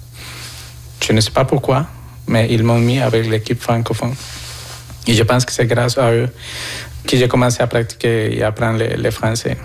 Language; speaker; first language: French; non-native, fluent; Spanish